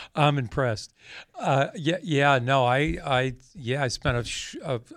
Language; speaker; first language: English; native; English